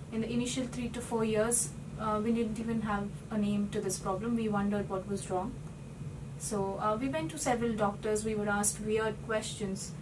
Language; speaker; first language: English; non-native, local second language; Hindi